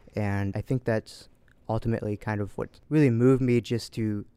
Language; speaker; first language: English; native; English